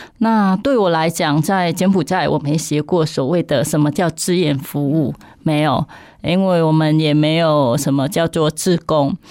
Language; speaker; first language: Chinese; non-native, fluent; Khmer